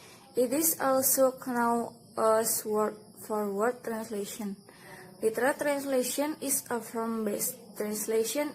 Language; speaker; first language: English; non-native, learner; Indonesian